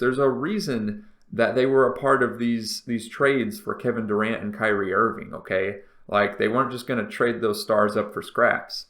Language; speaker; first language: English; native; English